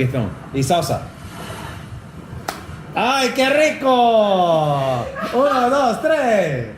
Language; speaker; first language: Spanish; non-native, learner; English